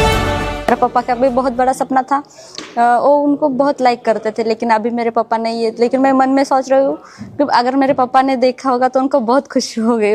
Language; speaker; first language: Hindi; non-native, local second language; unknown